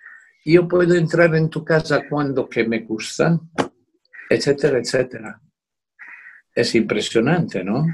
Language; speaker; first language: Spanish; non-native, fluent; Italian